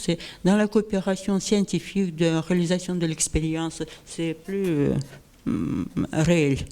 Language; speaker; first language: French; non-native, learner; Russian